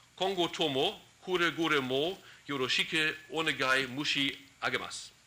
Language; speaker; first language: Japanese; non-native, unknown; German